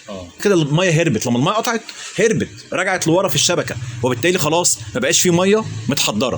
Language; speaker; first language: Arabic; native; Arabic